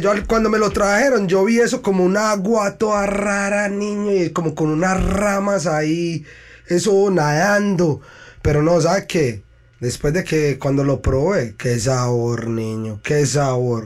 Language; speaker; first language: Spanish; native; Spanish